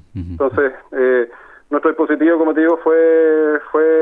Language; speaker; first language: Spanish; native; Spanish